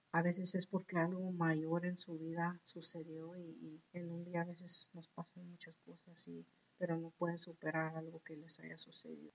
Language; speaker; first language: Spanish; early bilingual, heritage; Spanish